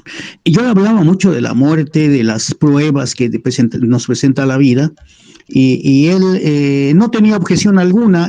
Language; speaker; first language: Spanish; native; Spanish